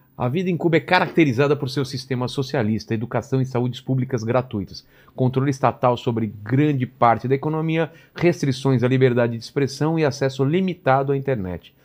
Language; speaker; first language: Portuguese; native; Portuguese